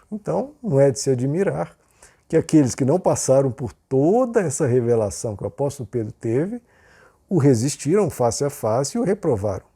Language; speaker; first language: Portuguese; native; Portuguese